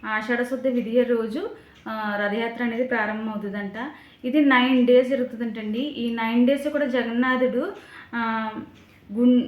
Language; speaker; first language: Telugu; native; Telugu